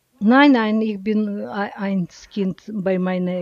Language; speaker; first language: German; non-native, learner; Russian